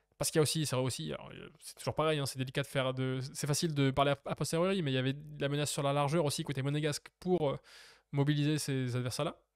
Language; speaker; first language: French; native; French